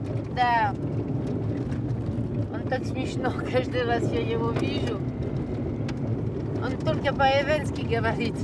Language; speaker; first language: Russian; non-native, fluent; French